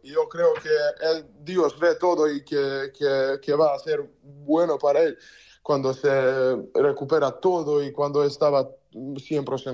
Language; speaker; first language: Spanish; non-native, learner; Serbian